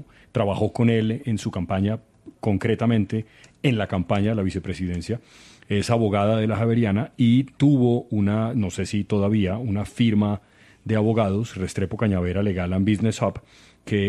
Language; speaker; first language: Spanish; native; Spanish